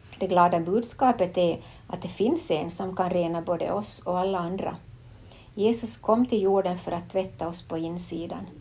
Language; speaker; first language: Swedish; native; Swedish